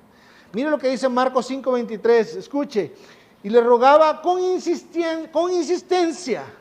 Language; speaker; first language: Spanish; native; Spanish